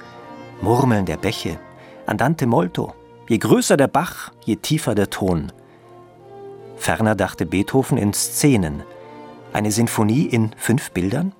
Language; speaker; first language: German; native; German